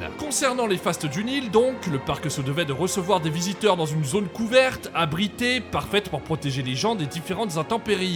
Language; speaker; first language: French; native; French